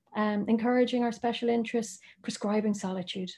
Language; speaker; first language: English; native; English